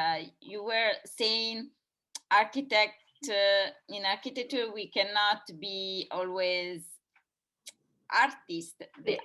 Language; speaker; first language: English; non-native, fluent; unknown